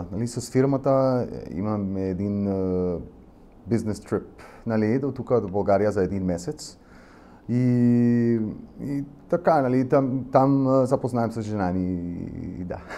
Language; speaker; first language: Bulgarian; non-native, learner; Spanish